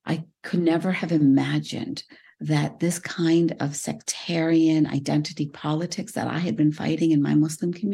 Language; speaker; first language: English; early bilingual, other home language; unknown